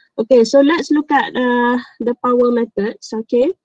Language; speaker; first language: English; non-native, local second language; Malay